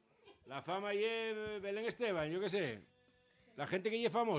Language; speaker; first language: Spanish; native; Spanish